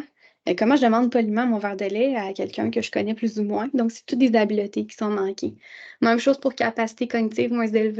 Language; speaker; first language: French; native; French